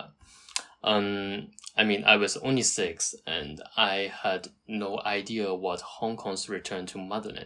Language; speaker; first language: English; non-native, local second language; Cantonese